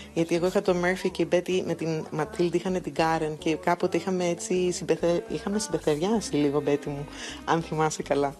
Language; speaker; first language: Greek; early bilingual, other home language; English